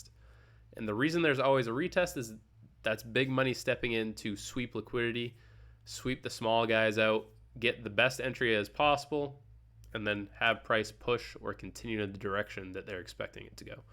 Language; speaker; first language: English; native; English